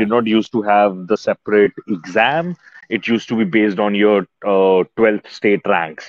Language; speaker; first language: English; non-native, local second language; Hindi